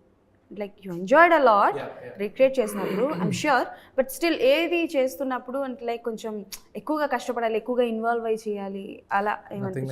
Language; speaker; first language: Telugu; native; Telugu